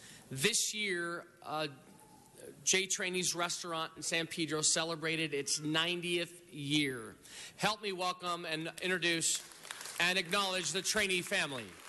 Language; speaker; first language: English; early bilingual, other home language; Italian